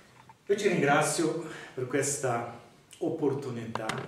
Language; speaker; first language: Italian; non-native, learner; Portuguese